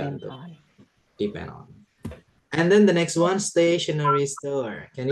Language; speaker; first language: English; non-native, local second language; Indonesian